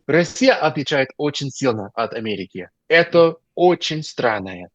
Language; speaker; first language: Russian; non-native, learner; English